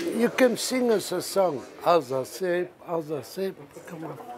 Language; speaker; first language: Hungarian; early bilingual, heritage; Hungarian